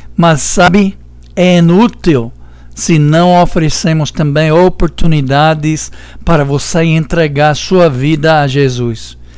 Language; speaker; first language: Portuguese; non-native, fluent; English